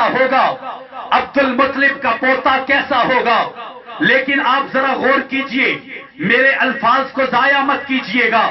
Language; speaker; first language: Urdu; non-native, local second language; Punjabi